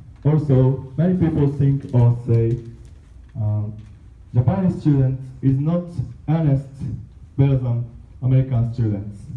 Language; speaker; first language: English; non-native, learner; Japanese